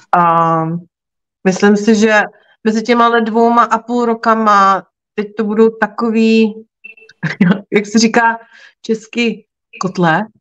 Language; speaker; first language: Czech; native; Czech